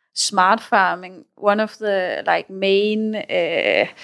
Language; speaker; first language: English; non-native, fluent; Danish